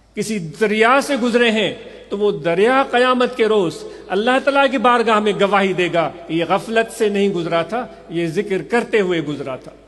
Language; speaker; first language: Urdu; non-native, local second language; Sindhi